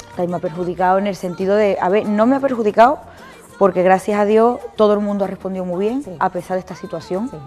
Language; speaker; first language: Spanish; native; Spanish